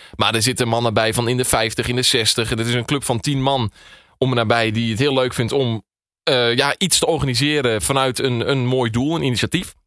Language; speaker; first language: Dutch; native; Dutch